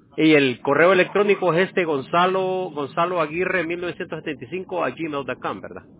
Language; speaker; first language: Spanish; early bilingual, heritage; Spanish